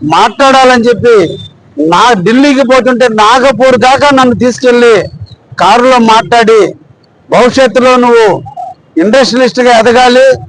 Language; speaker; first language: Telugu; native; Telugu